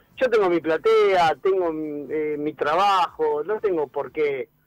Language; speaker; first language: Spanish; native; Spanish